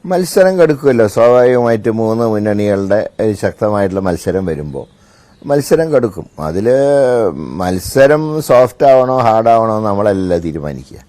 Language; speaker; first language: Malayalam; native; Malayalam